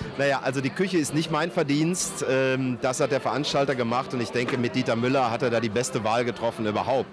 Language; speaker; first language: German; native; German